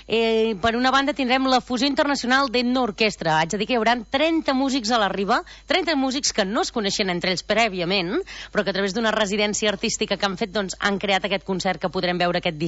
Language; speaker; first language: Catalan; native; Catalan